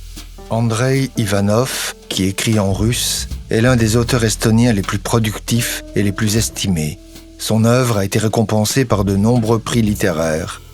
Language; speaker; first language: French; native; French